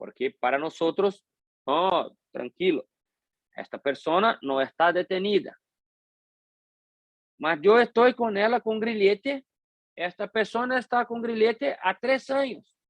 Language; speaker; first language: Spanish; non-native, fluent; Portuguese